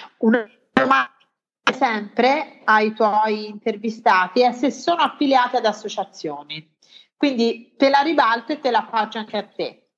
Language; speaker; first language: Italian; native; Italian